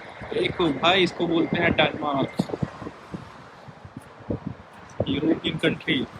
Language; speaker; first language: Hindi; native; Hindi